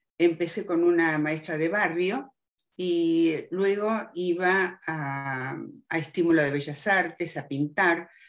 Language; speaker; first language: Spanish; early bilingual, other home language; German